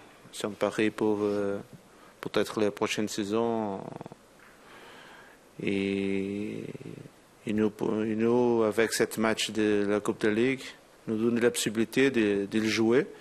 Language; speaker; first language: French; non-native, fluent; Portuguese